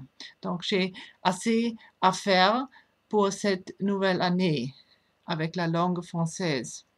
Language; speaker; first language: French; non-native, fluent; German